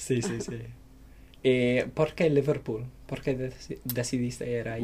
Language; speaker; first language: Spanish; non-native, learner; English